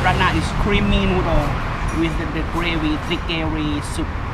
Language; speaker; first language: English; non-native, learner; Thai